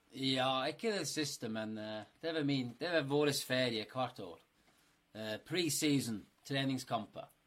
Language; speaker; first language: Norwegian; non-native, fluent; English